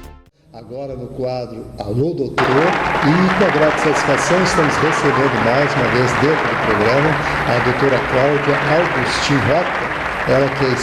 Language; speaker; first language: Portuguese; native; Portuguese